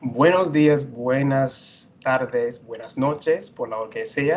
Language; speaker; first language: Spanish; non-native, fluent; English